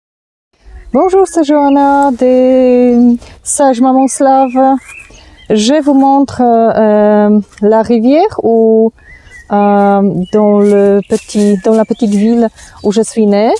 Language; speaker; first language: French; non-native, fluent; Polish